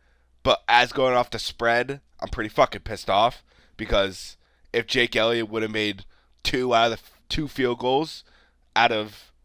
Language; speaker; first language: English; native; English